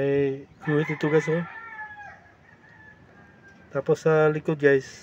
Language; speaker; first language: Filipino; native; Filipino